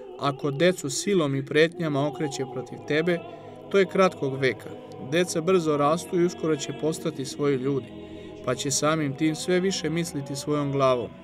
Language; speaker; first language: Serbian; native; Serbian